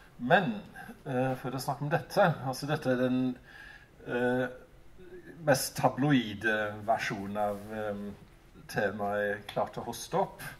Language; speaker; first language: Norwegian; non-native, fluent; English